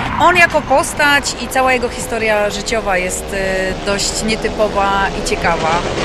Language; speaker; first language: Polish; native; Polish